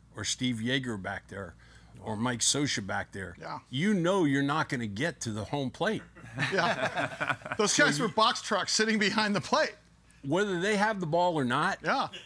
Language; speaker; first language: English; native; English